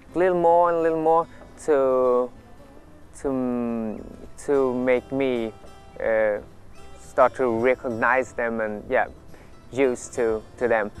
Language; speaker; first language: English; early bilingual, other home language; Swedish